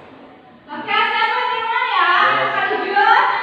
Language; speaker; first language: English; non-native, learner; Indonesian